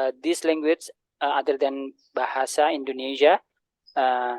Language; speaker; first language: English; non-native, learner; Indonesian